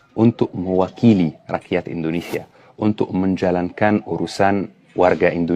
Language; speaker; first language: Indonesian; non-native, fluent; Arabic